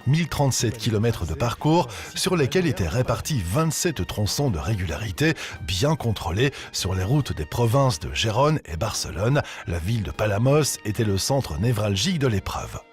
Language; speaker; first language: French; native; French